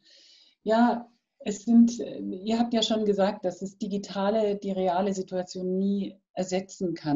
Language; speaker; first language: German; native; German